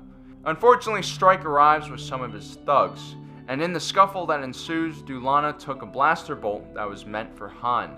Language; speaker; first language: English; native; English